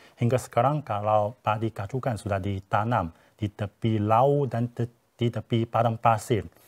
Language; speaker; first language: Malay; non-native, fluent; Chinese